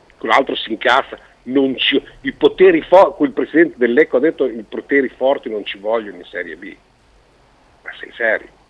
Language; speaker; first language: Italian; native; Italian